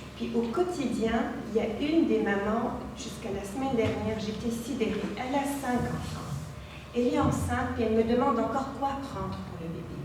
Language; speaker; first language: French; non-native, local second language; Arabic